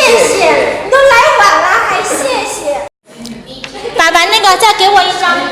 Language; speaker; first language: Chinese; native; Chinese